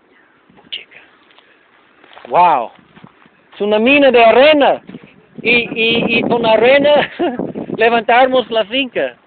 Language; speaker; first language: Spanish; non-native, learner; English